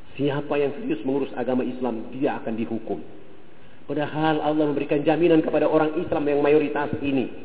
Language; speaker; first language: Indonesian; native; Indonesian